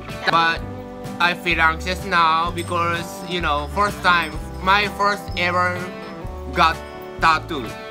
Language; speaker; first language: English; non-native, learner; Japanese